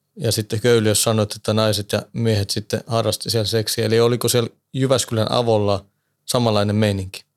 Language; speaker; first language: Finnish; native; Finnish